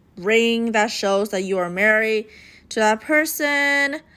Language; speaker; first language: English; native; English